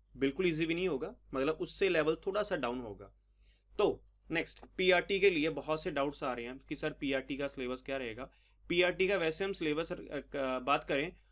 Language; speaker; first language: Hindi; non-native, local second language; Punjabi